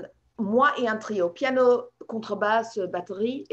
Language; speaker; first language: French; non-native, fluent; English